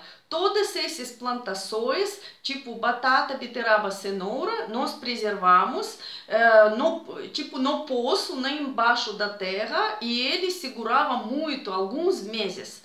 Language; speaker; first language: Portuguese; non-native, fluent; Russian